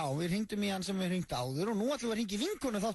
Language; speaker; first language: Icelandic; native; Icelandic